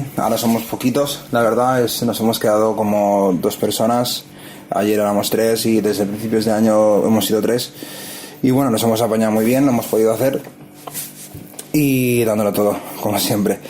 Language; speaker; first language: Spanish; native; Spanish